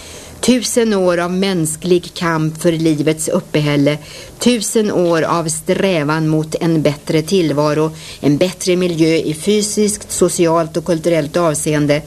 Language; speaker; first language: Swedish; native; Swedish